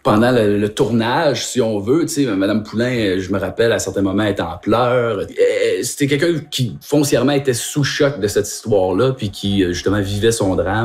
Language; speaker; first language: French; native; French